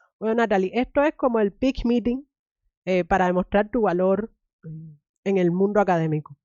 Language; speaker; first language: Spanish; native; Spanish